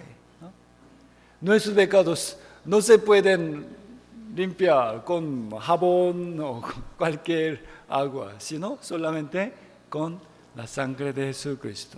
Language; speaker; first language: Spanish; non-native, fluent; Korean